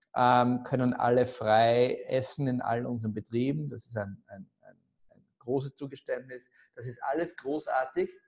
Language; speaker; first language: German; native; German